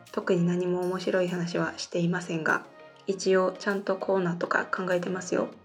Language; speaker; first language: Japanese; non-native, fluent; Korean